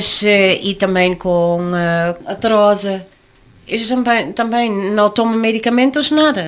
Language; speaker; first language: Portuguese; non-native, learner; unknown